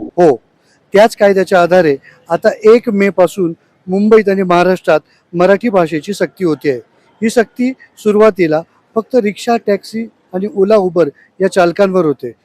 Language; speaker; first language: Marathi; non-native, local second language; Hindi